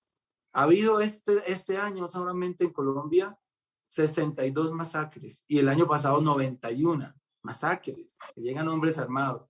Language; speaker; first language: Spanish; native; Spanish